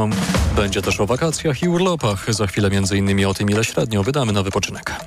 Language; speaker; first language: Polish; native; Polish